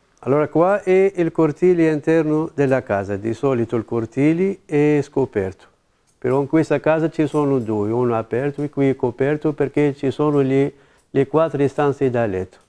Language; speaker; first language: Italian; non-native, local second language; Arabic